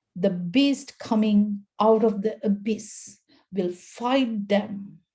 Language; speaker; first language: English; non-native, local second language; Sinhala